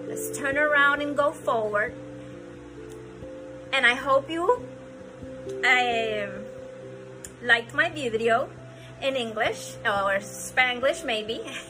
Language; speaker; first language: English; early bilingual, other home language; Spanish